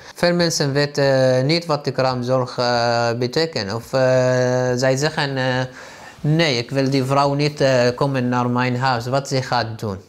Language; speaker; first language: Dutch; non-native, learner; Arabic